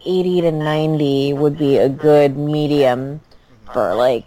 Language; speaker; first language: English; early bilingual, other home language; Filipino